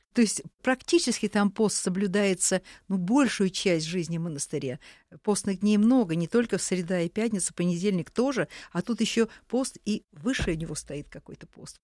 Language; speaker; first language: Russian; native; Russian